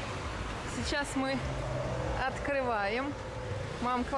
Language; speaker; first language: Russian; early bilingual, heritage; Russian